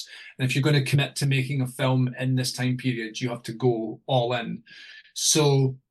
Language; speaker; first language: English; native; English